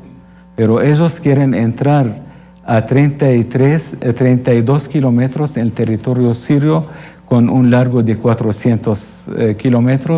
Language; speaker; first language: Spanish; non-native, fluent; Arabic